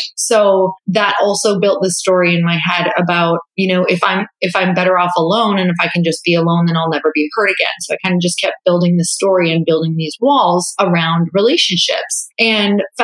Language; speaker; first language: English; native; English